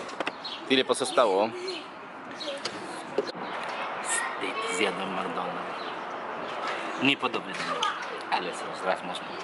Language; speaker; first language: Polish; non-native, learner; Spanish